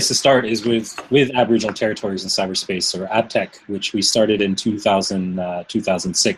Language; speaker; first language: English; native; English